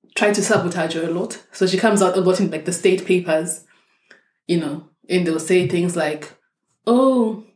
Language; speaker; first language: English; non-native, local second language; Shona